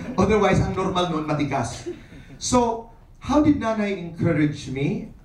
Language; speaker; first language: Filipino; non-native, local second language; Waray